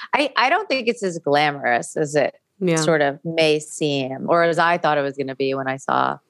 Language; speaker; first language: English; native; English